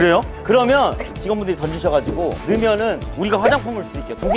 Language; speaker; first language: Korean; native; Korean